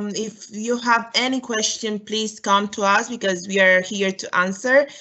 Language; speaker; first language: English; non-native, fluent; Romanian